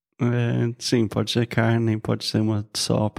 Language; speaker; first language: Portuguese; non-native, fluent; English